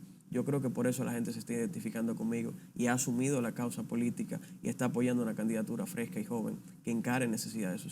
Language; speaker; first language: Spanish; native; Spanish